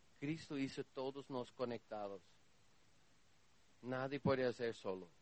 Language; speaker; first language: Spanish; non-native, learner; Portuguese